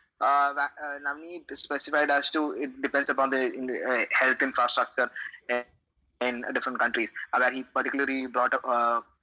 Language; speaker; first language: English; non-native, local second language; Malayalam